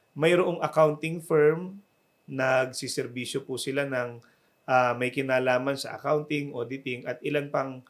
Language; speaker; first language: Filipino; native; Filipino